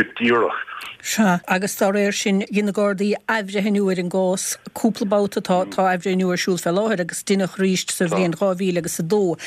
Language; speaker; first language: Irish; native; Irish